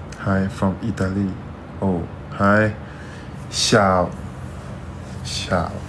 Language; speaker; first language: English; non-native, learner; Thai